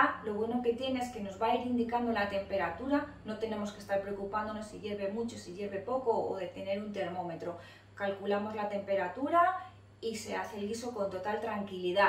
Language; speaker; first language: Spanish; native; Spanish